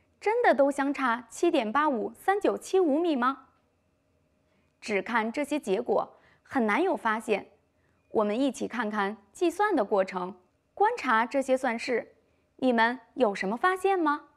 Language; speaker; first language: Chinese; native; Chinese